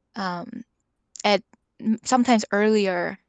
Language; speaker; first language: English; early bilingual, other home language; Korean